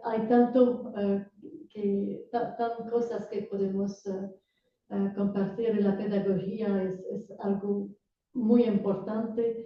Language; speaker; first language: Spanish; non-native, learner; French